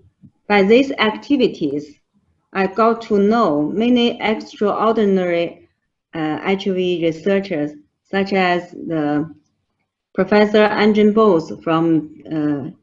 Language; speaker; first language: English; non-native, fluent; Chinese